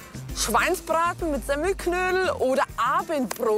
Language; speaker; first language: German; early bilingual, other home language; Bosnian